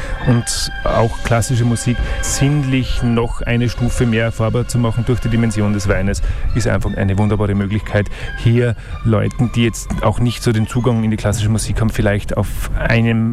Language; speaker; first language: German; native; German